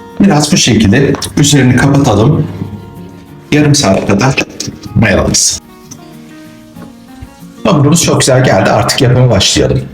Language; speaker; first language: Turkish; native; Turkish